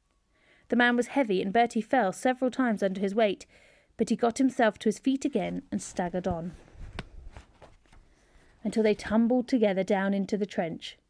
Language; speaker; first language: English; native; English